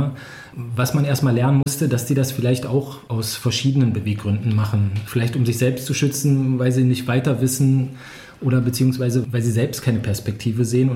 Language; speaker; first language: German; native; German